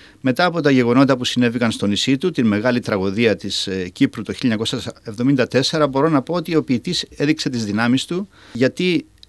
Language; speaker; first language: Greek; native; Greek